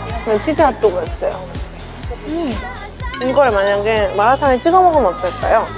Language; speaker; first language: Korean; native; Korean